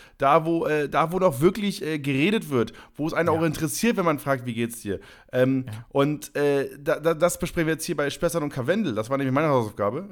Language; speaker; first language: German; native; German